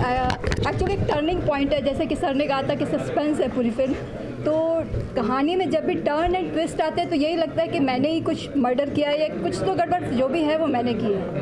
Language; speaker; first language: Hindi; native; Hindi